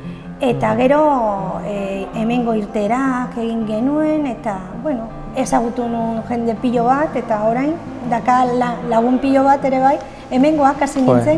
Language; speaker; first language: Basque; non-native, local second language; Spanish